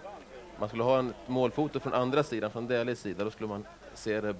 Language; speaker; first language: Swedish; native; Swedish